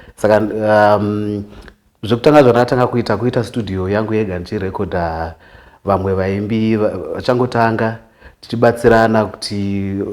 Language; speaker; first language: Shona; non-native, local second language; North Ndebele